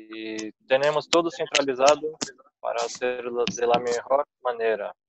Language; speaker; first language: Spanish; non-native, fluent; Portuguese